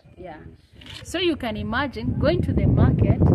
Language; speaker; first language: English; non-native, local second language; Kalenjin